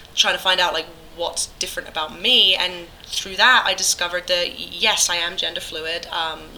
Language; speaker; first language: English; native; English